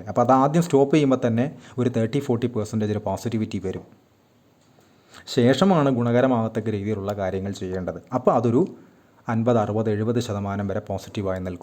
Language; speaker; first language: Malayalam; native; Malayalam